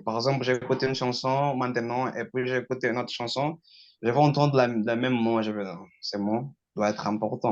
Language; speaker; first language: French; non-native, learner; Portuguese